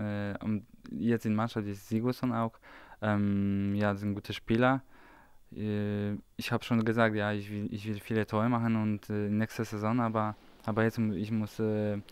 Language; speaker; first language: German; non-native, learner; Polish